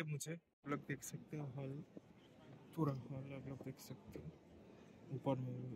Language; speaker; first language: Hindi; non-native, local second language; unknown